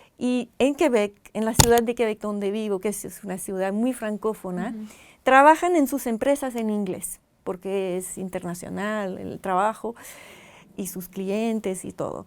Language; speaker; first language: Spanish; non-native, fluent; French